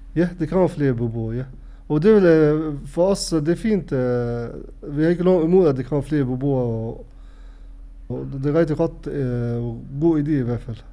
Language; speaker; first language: Danish; non-native, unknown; Arabic